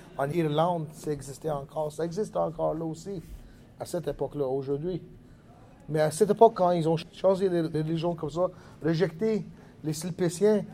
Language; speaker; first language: French; non-native, local second language; English